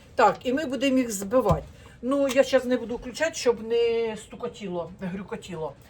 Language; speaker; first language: Ukrainian; non-native, local second language; Russian